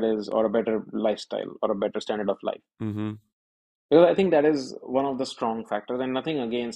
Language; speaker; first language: English; non-native, local second language; Hindi